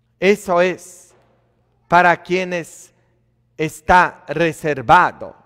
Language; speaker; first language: Spanish; non-native, fluent; Polish